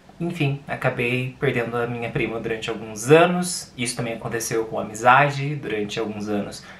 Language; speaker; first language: Portuguese; native; Portuguese